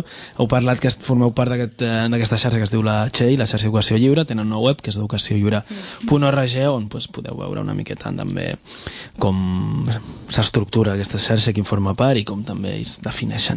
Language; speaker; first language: Catalan; native; Catalan